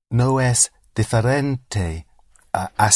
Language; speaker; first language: Spanish; non-native, learner; English